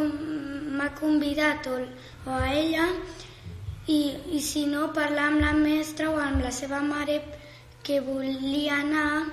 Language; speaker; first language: Catalan; non-native, local second language; Spanish